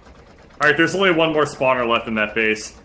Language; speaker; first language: English; native; English